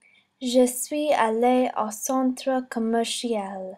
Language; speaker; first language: French; non-native, learner; English